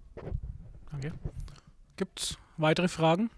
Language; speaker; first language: German; native; German